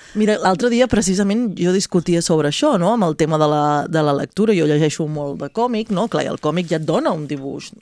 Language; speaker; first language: Catalan; native; Catalan